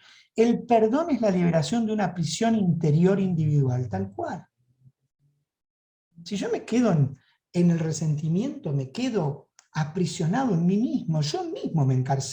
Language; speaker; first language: Spanish; native; Spanish